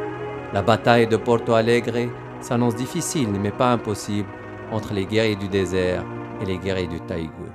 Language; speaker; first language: French; non-native, local second language; Arabic